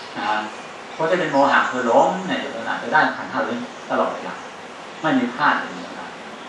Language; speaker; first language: Thai; native; Thai